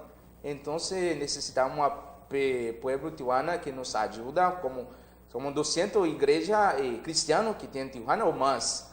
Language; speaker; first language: Spanish; non-native, learner; Haitian Creole